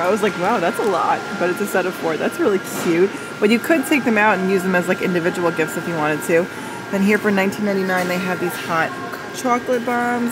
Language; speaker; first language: English; native; English